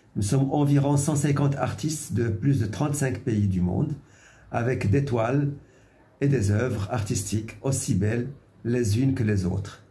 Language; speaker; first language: French; non-native, local second language; Arabic